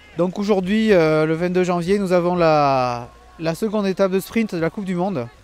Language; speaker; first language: French; native; French